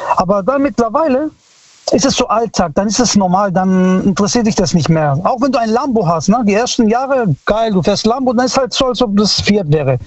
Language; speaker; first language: German; early bilingual, other home language; Italian